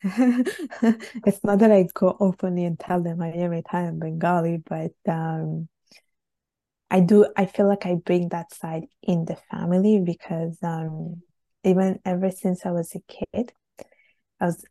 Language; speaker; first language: English; non-native, fluent; Italian